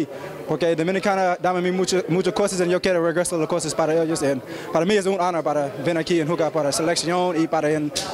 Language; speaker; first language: Spanish; early bilingual, heritage; English